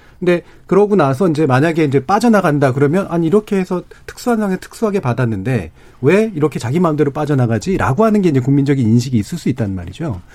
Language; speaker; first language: Korean; native; Korean